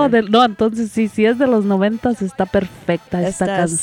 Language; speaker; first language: Spanish; native; Spanish